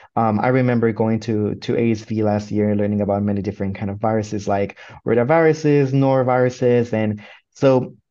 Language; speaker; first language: English; non-native, fluent; Spanish